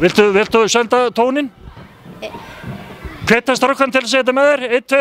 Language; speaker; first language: Icelandic; native; Icelandic